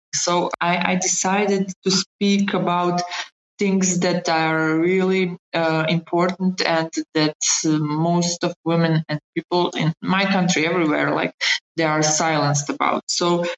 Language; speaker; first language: English; non-native, fluent; Bosnian